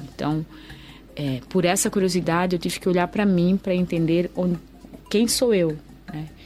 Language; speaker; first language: Portuguese; native; Portuguese